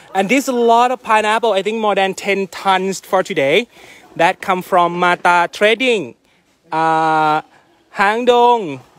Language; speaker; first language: English; non-native, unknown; Thai